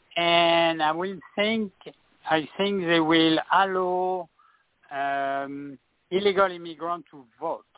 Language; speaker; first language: English; non-native, fluent; French